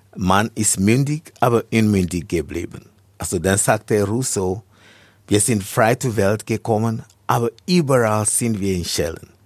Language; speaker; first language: German; non-native, fluent; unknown